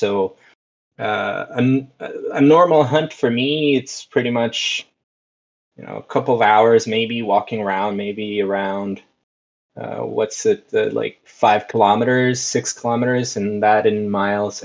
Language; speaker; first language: English; non-native, fluent; Spanish